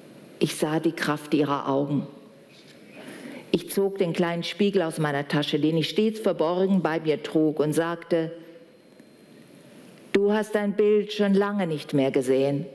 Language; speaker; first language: German; native; German